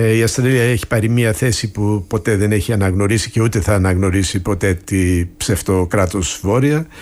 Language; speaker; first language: Greek; early bilingual, heritage; Greek